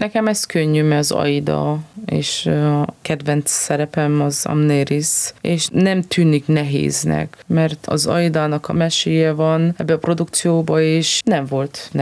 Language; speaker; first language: Hungarian; non-native, local second language; Romanian